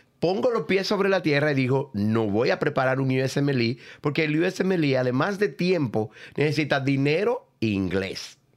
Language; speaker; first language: Spanish; native; Spanish